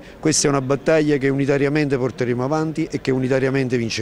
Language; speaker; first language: Italian; native; Italian